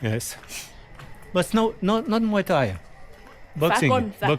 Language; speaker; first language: English; non-native, learner; French